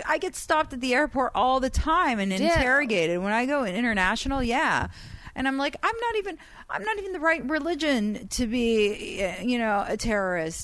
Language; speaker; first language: English; non-native, fluent; Persian